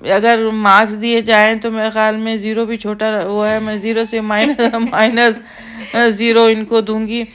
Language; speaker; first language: Urdu; native; Urdu